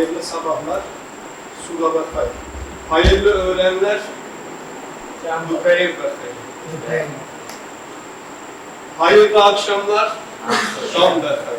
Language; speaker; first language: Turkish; non-native, learner; Urdu